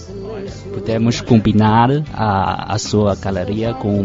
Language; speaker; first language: Portuguese; non-native, fluent; Chinese